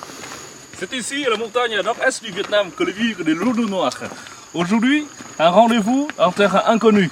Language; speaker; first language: French; non-native, fluent; Vietnamese